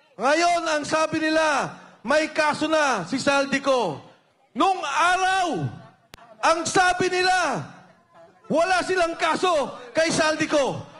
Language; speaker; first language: Filipino; native; Filipino